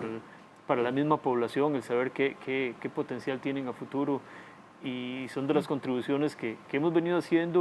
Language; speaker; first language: Spanish; native; Spanish